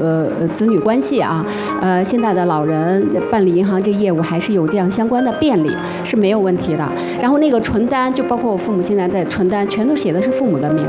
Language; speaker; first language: Chinese; native; Chinese